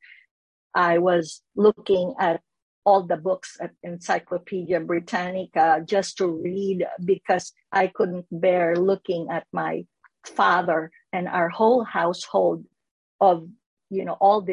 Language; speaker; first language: English; non-native, local second language; Filipino